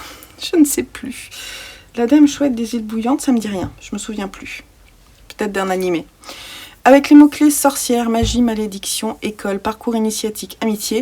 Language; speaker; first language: French; native; French